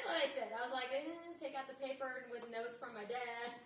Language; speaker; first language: English; native; English